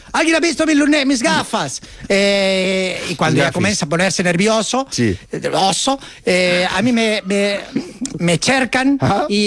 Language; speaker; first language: Spanish; native; Spanish